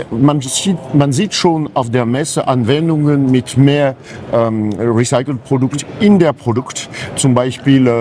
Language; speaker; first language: German; non-native, fluent; French